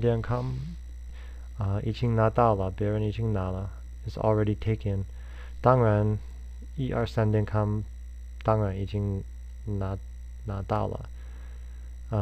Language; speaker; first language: Chinese; non-native, fluent; English